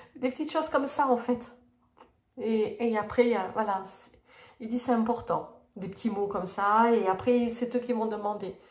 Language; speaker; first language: French; native; French